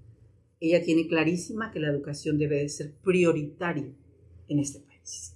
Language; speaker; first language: Spanish; native; Spanish